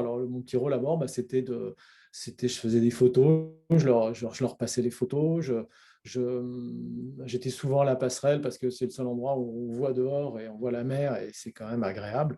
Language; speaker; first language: French; native; French